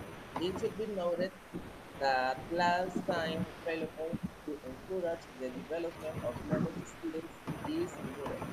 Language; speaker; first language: English; non-native, fluent; Spanish